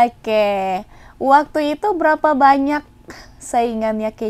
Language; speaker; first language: Indonesian; native; Indonesian